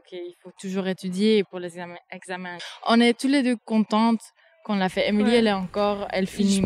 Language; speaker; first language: French; non-native, local second language; Dutch